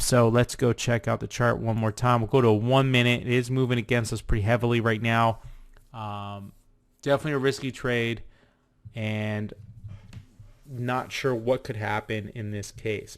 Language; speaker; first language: English; native; English